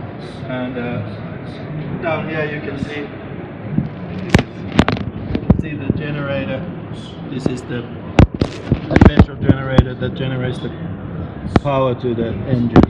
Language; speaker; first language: English; non-native, fluent; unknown